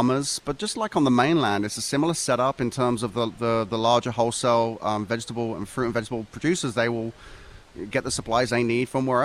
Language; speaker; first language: English; native; English